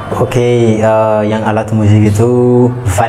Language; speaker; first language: Indonesian; non-native, learner; Malagasy